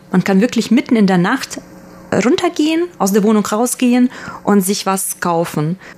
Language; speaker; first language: German; early bilingual, other home language; Russian